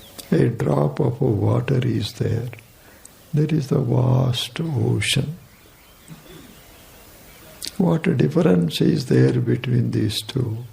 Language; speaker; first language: English; non-native, local second language; Kannada